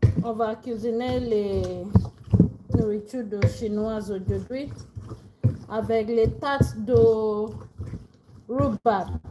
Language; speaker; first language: French; non-native, learner; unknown